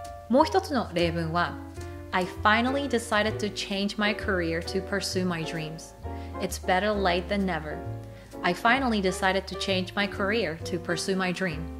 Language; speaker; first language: English; non-native, fluent; Japanese